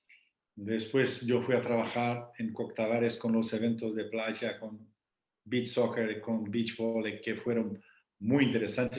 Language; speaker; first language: Spanish; non-native, fluent; Portuguese